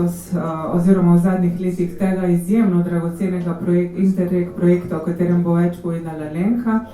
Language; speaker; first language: Slovenian; native; Slovenian